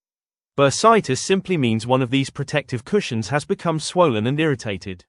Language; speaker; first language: English; non-native, fluent; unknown